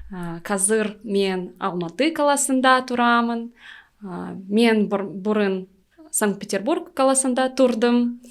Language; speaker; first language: Kazakh; non-native, learner; Russian